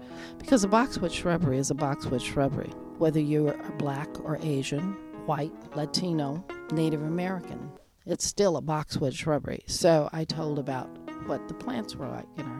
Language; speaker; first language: English; native; English